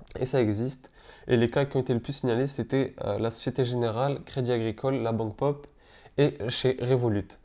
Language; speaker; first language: French; native; French